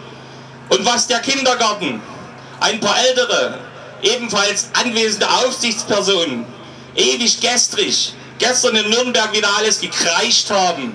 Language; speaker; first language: German; native; German